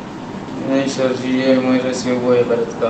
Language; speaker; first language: Hindi; non-native, local second language; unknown